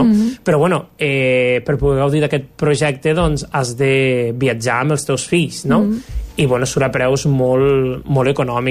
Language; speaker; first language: Catalan; native; Catalan